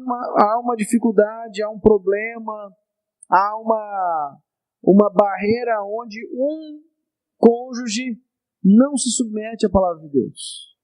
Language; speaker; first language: Portuguese; native; Portuguese